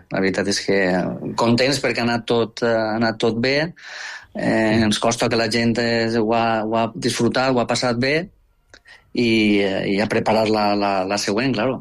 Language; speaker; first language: Catalan; native; Catalan